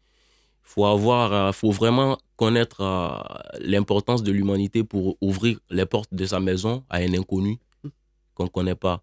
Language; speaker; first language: French; non-native, local second language; Bambara